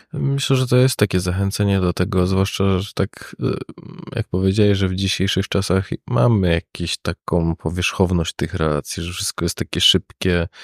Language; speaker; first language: Polish; native; Polish